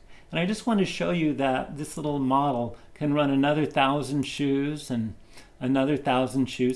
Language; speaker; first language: English; native; English